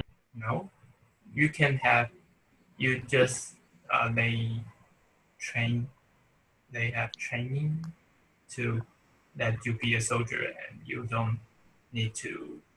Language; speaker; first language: English; non-native, learner; Chinese